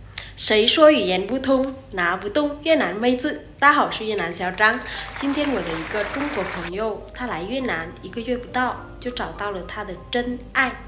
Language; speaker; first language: Chinese; non-native, fluent; Vietnamese